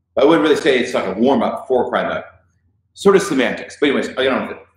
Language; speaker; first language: English; native; English